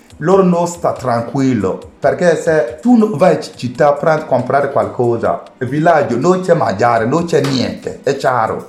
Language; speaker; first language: Italian; non-native, learner; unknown